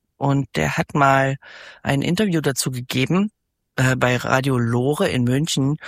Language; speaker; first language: German; native; German